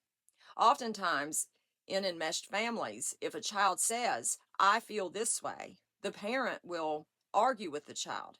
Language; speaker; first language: English; native; English